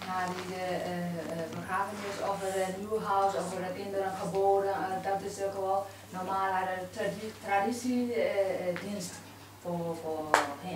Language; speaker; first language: Dutch; non-native, learner; Burmese